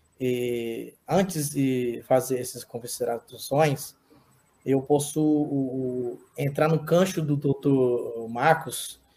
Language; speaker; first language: Portuguese; non-native, local second language; Yanomámi